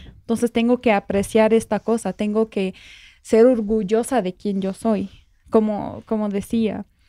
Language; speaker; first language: Spanish; non-native, fluent; Arabic